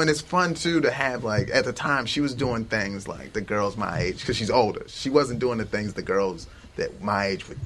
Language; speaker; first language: English; native; English